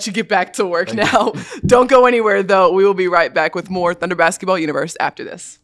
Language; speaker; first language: English; native; English